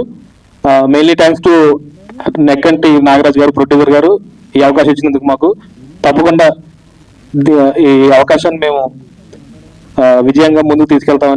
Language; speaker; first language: Telugu; native; Telugu